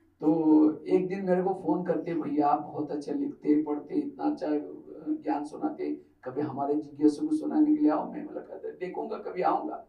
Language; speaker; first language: Hindi; non-native, local second language; Marathi